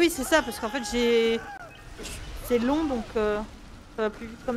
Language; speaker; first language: French; native; French